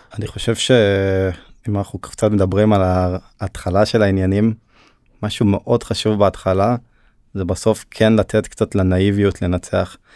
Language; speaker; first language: Hebrew; early bilingual, other home language; Turkish